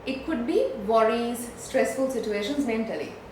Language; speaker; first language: English; non-native, local second language; Sinhala